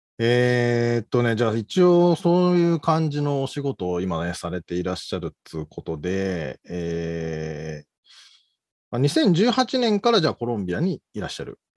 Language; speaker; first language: Japanese; native; Japanese